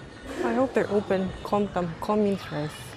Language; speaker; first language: English; non-native, local second language; Filipino